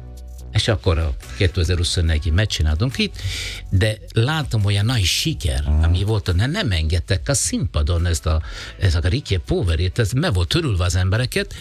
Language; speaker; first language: Hungarian; non-native, learner; Italian